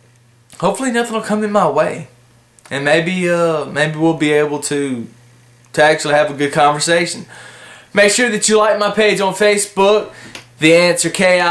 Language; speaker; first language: English; native; English